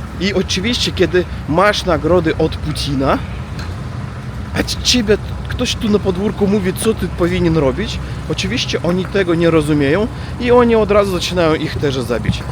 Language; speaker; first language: Polish; non-native, learner; Russian